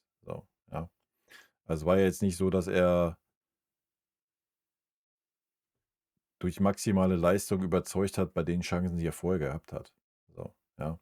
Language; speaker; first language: German; native; German